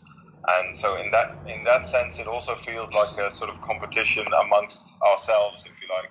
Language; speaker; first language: English; non-native, fluent; Dutch